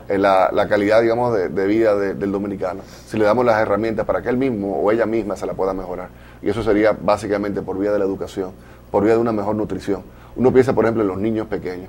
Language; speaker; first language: Spanish; native; Spanish